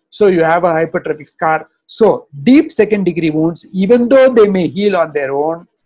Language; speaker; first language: English; non-native, local second language; Tamil